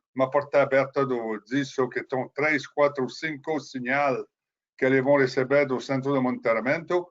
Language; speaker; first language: Portuguese; non-native, fluent; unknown